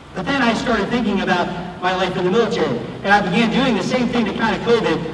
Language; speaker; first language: English; native; English